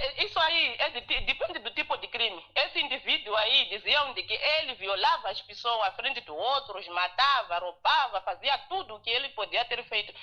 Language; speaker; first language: Portuguese; non-native, local second language; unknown